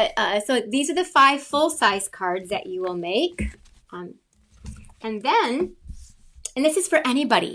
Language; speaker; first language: English; native; English